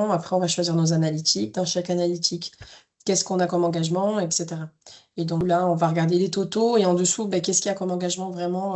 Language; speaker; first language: French; native; French